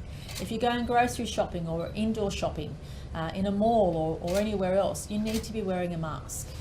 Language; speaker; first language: English; native; English